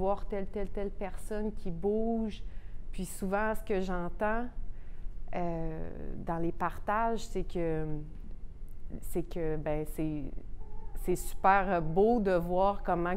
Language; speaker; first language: French; native; French